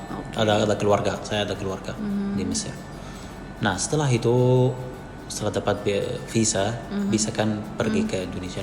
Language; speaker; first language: Indonesian; non-native, fluent; Arabic